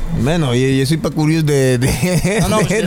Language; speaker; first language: French; non-native, learner; Spanish